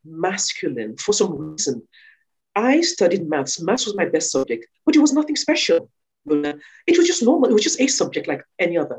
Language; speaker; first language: English; non-native, local second language; Yoruba